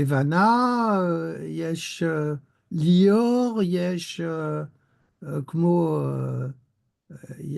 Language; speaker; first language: Hebrew; non-native, learner; French